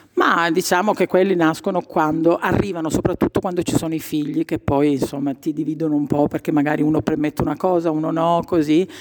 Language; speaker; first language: Italian; native; Italian